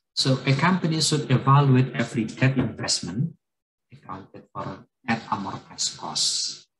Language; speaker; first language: English; non-native, fluent; Indonesian